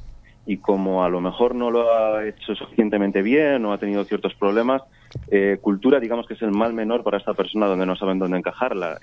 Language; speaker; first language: Spanish; native; Spanish